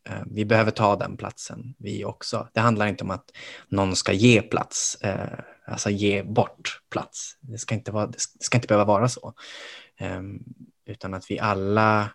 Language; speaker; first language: Swedish; native; Swedish